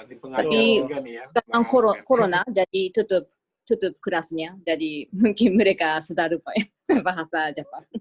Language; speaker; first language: Indonesian; non-native, learner; Japanese